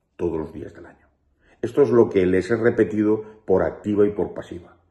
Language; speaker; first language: Spanish; native; Spanish